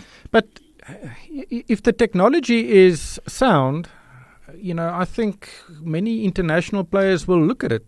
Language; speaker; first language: English; non-native, local second language; Afrikaans